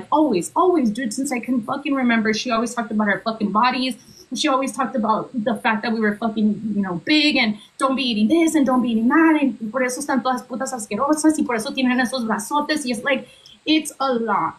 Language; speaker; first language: English; early bilingual, other home language; Spanish